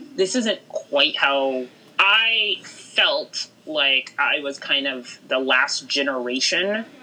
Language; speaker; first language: English; native; English